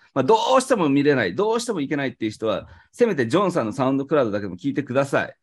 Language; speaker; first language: Japanese; native; Japanese